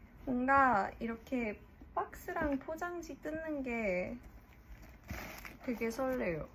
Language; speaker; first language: Korean; early bilingual, heritage; English